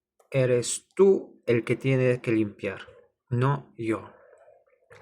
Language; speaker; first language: Spanish; non-native, learner; English